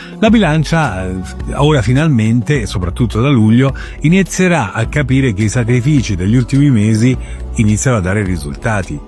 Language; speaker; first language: Italian; native; Italian